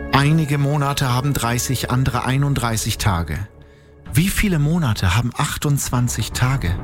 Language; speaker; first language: German; native; German